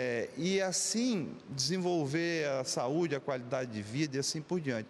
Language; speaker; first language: Portuguese; native; Portuguese